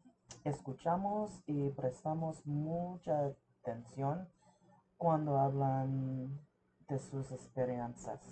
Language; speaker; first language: Spanish; early bilingual, heritage; English